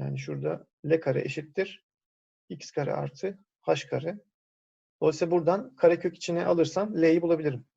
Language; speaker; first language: Turkish; native; Turkish